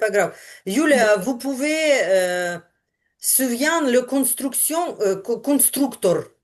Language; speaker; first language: French; non-native, learner; Ukrainian